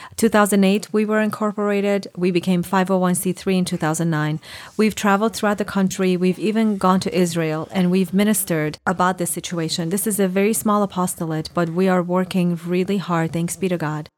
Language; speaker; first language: English; non-native, fluent; Persian